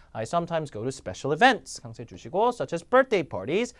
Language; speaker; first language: English; non-native, fluent; Korean